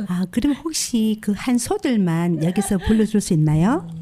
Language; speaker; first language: Korean; native; Korean